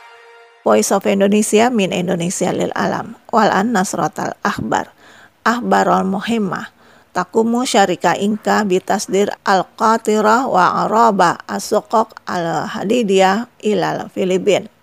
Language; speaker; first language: Arabic; non-native, fluent; Indonesian